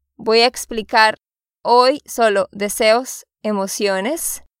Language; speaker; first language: Spanish; native; Spanish